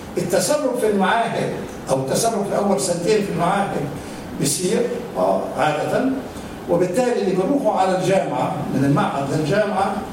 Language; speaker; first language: Arabic; native; Arabic